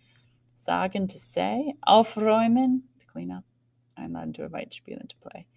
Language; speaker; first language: German; non-native, fluent; English